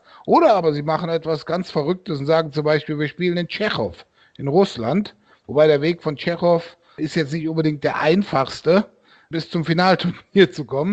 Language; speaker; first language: German; native; German